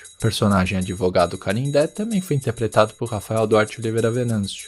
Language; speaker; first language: Portuguese; native; Portuguese